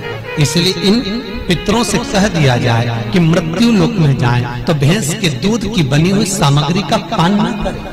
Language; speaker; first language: Hindi; native; Hindi